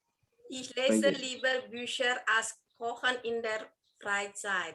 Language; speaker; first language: German; non-native, fluent; Indonesian